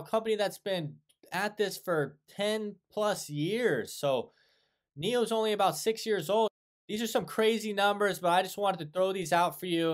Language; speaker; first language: English; native; English